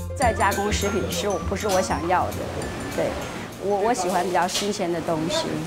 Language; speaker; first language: Chinese; native; Chinese